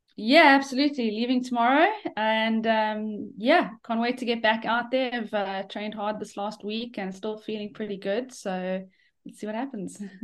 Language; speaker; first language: English; native; English